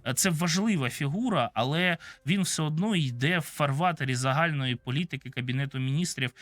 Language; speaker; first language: Ukrainian; non-native, local second language; Russian